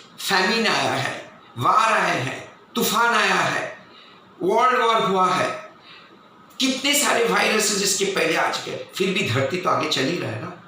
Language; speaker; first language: Hindi; non-native, local second language; Bangla